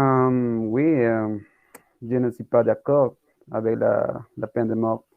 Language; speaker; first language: French; non-native, learner; Spanish